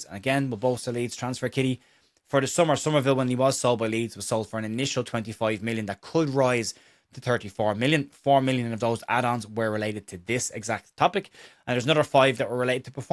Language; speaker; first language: English; native; English